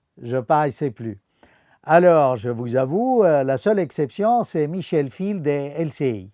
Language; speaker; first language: French; non-native, fluent; Arabic